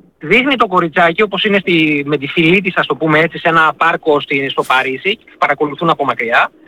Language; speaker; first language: Greek; native; Greek